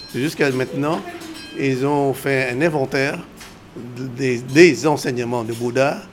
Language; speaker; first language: French; non-native, fluent; Vietnamese